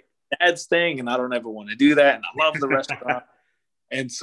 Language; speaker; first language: English; native; English